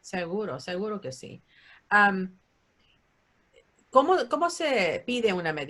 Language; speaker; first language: Spanish; early bilingual, heritage; Spanish